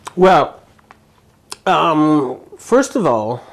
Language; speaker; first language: English; native; English